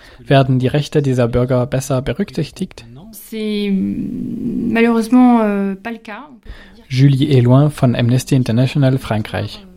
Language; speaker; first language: German; non-native, fluent; French